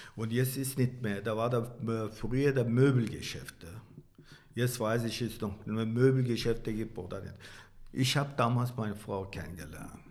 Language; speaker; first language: German; non-native, learner; Turkish